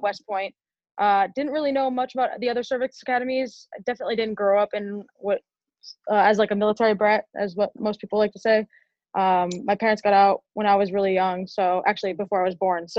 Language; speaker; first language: English; native; English